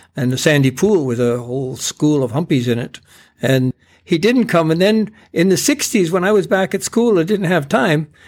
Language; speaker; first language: English; native; English